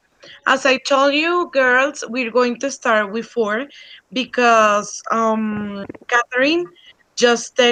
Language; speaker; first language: English; non-native, fluent; Spanish